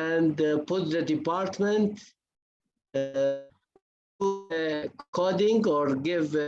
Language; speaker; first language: English; non-native, fluent; Arabic